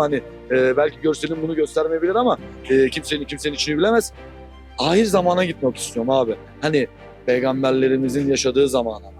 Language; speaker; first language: Turkish; native; Turkish